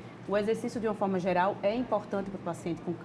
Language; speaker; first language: Portuguese; native; Portuguese